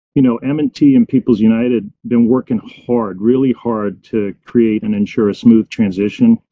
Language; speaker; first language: English; native; English